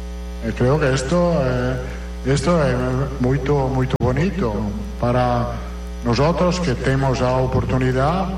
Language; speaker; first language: Portuguese; non-native, learner; Italian